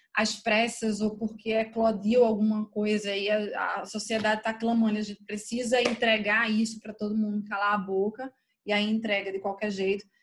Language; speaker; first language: Portuguese; native; Portuguese